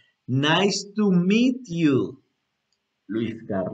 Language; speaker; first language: English; non-native, learner; Spanish